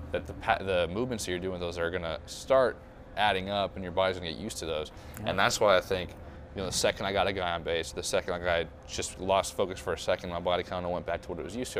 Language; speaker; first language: English; native; English